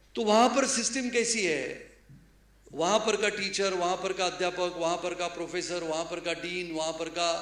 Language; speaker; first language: Hindi; non-native, local second language; Marathi